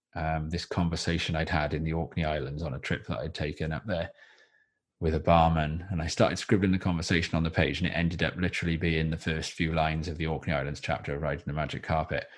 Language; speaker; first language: English; native; English